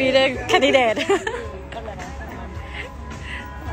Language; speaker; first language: English; non-native, learner; Thai